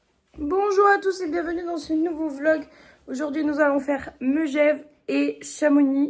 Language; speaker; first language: French; native; French